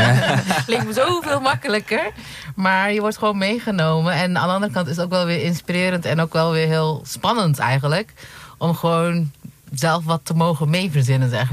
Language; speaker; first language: Dutch; native; Dutch